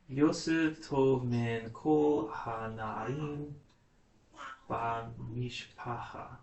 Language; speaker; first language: Hebrew; non-native, learner; English